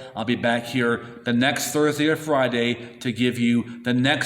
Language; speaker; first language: English; native; English